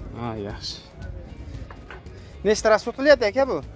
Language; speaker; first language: Turkish; non-native, learner; Uzbek